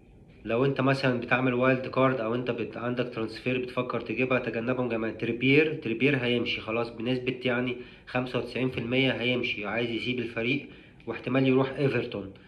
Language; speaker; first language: Arabic; native; Arabic